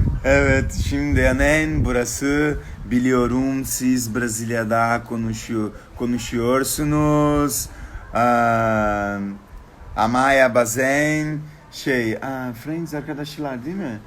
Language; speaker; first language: Turkish; non-native, learner; Portuguese